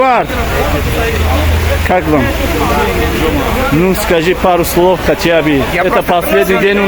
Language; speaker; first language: Russian; non-native, local second language; Tajik